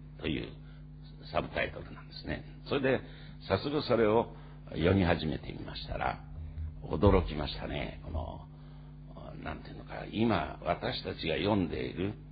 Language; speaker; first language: Japanese; native; Japanese